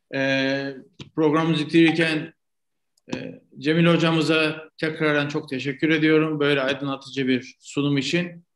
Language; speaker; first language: Turkish; native; Turkish